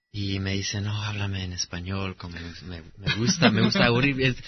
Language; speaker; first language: Spanish; early bilingual, heritage; Spanish